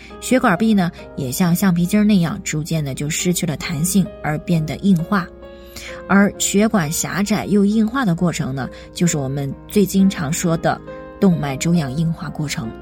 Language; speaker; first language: Chinese; native; Chinese